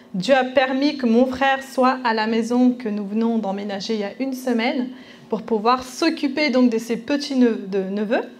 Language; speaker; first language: French; early bilingual, other home language; Spanish